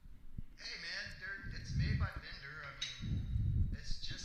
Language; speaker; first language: English; native; English